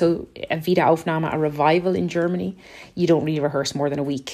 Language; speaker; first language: English; native; English